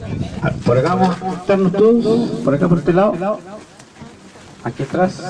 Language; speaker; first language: Spanish; native; Spanish